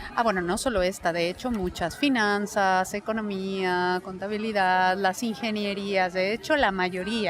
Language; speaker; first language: Spanish; native; Spanish